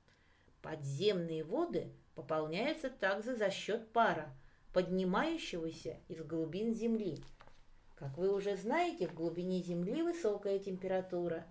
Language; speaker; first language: Russian; native; Russian